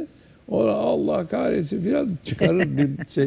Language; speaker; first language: Turkish; early bilingual, heritage; Turkish